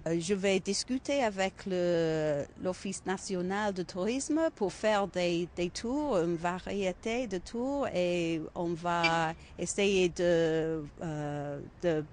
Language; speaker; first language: French; non-native, fluent; English